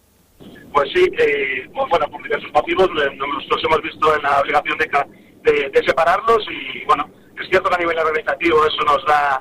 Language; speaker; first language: Spanish; native; Spanish